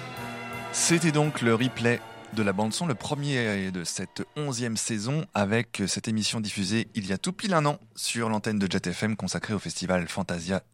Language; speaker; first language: French; native; French